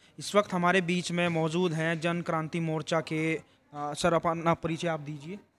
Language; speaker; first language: Hindi; native; Hindi